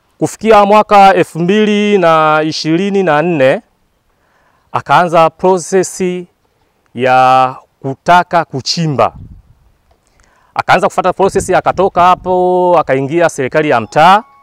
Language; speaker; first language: Swahili; native; Swahili